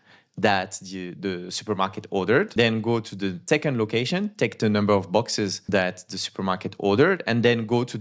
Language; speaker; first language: English; non-native, fluent; French